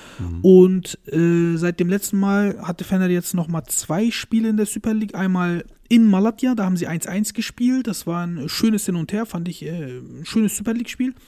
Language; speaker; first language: German; early bilingual, other home language; Turkish